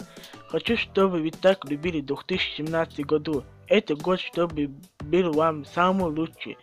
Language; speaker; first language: Russian; non-native, fluent; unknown